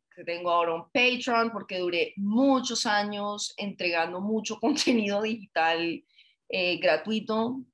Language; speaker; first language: Spanish; native; Spanish